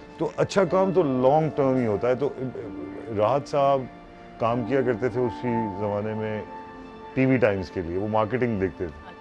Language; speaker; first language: Urdu; non-native, local second language; Punjabi